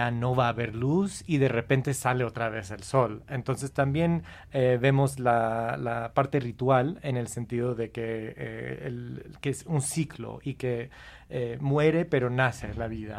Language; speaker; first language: Spanish; non-native, fluent; English